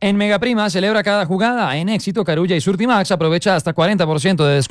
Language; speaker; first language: Spanish; native; Spanish